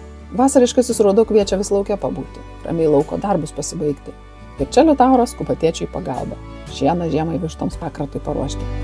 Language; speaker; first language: Lithuanian; native; Lithuanian